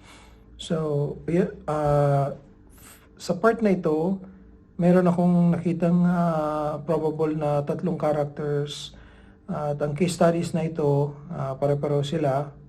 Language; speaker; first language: Filipino; native; Filipino